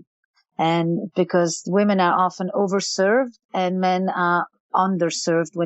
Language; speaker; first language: English; non-native, fluent; Yiddish